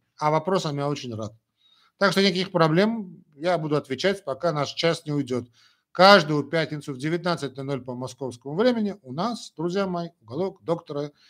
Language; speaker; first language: Russian; non-native, local second language; Armenian